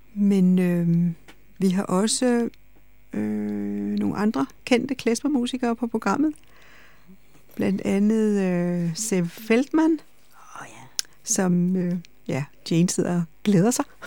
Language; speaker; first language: Danish; native; Danish